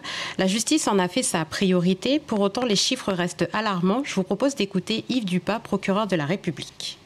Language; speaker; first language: French; native; French